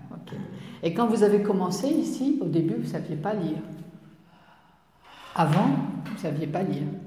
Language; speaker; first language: French; native; French